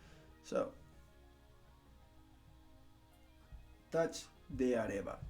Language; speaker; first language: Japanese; non-native, learner; Spanish